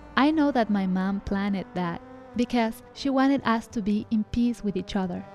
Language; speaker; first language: English; non-native, fluent; Spanish